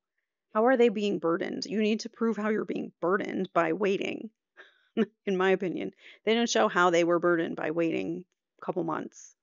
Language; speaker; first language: English; native; English